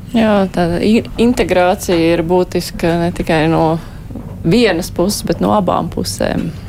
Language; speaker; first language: Latvian; native; Latvian